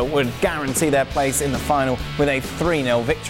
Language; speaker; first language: English; native; English